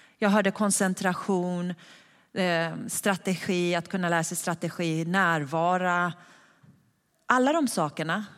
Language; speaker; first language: Swedish; early bilingual, other home language; Persian